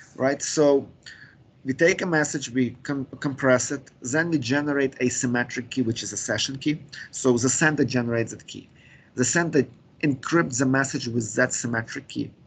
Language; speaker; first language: English; non-native, fluent; Ukrainian